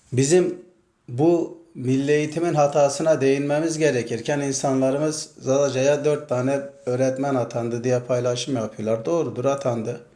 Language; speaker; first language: Turkish; non-native, local second language; Zaza